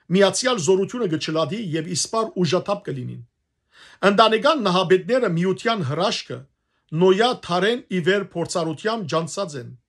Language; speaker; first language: Armenian; native; Armenian